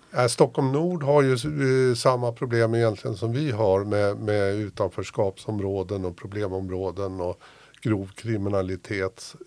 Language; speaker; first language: Swedish; native; Swedish